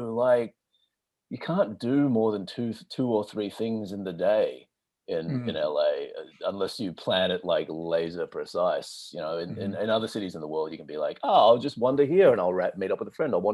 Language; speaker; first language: English; native; English